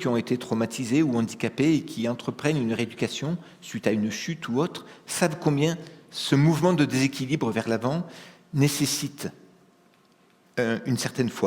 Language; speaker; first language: French; native; French